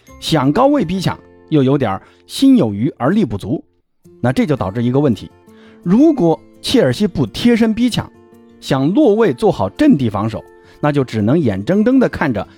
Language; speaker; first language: Chinese; native; Chinese